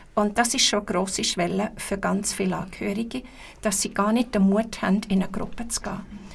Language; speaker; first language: German; native; German